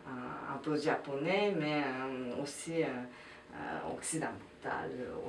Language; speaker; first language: French; non-native, fluent; Japanese